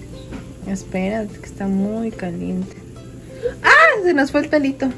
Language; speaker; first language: Spanish; native; Spanish